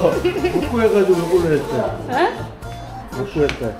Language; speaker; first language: Korean; native; Korean